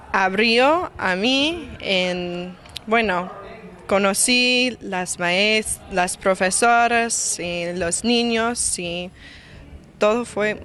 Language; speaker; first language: Spanish; non-native, learner; English